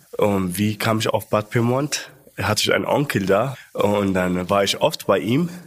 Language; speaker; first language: German; non-native, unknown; Arabic